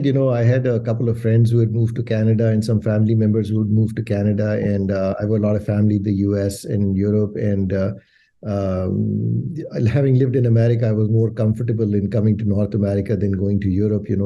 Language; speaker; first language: English; non-native, local second language; Urdu